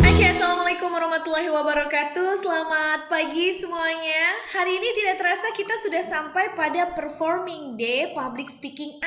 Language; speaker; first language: Indonesian; native; Indonesian